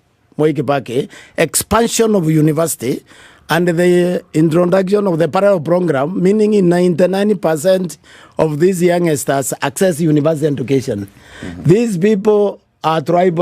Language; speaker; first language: English; non-native, local second language; Meru